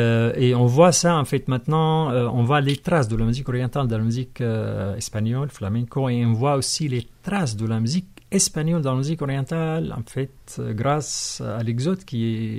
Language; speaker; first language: French; non-native, fluent; Arabic